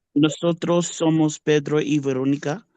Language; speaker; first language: Spanish; non-native, learner; English